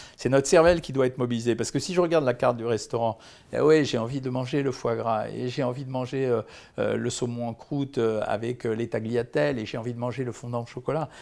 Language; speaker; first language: French; native; French